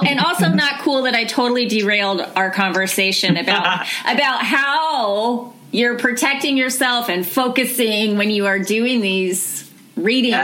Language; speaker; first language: English; native; English